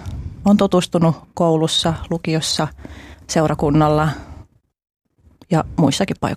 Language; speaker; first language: Finnish; early bilingual, other home language; Albanian